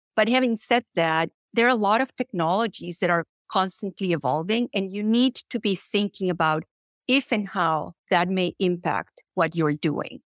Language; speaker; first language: English; non-native, fluent; Spanish